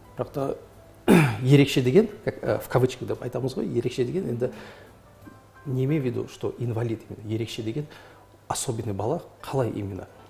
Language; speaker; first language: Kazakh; non-native, local second language; Uzbek